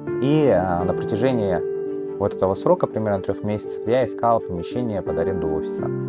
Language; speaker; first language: Russian; native; Russian